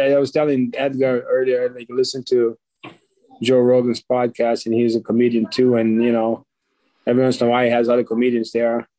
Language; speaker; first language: English; non-native, fluent; Portuguese